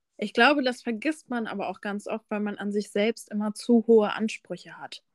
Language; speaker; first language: German; native; German